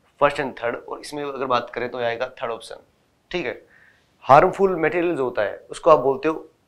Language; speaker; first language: Hindi; native; Hindi